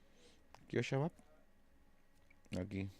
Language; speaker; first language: Spanish; native; Spanish